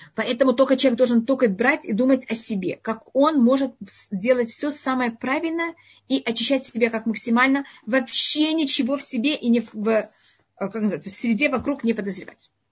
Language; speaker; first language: Russian; early bilingual, heritage; Russian